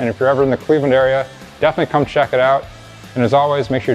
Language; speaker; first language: English; native; English